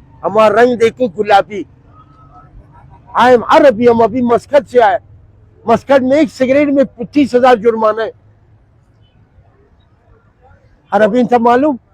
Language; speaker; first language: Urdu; non-native, local second language; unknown